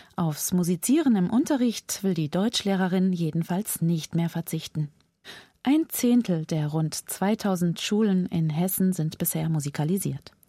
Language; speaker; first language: German; native; German